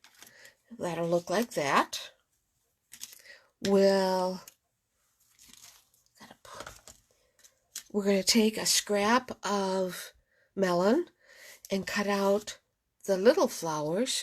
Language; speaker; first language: English; native; English